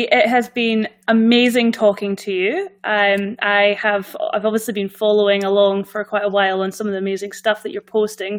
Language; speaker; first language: English; native; English